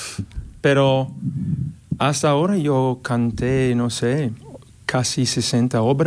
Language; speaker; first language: Spanish; non-native, fluent; English